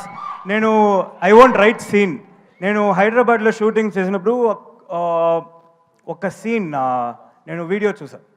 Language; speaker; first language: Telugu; non-native, learner; Tamil